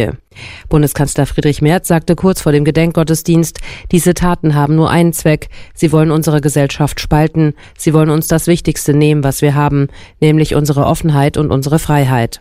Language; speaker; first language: German; native; German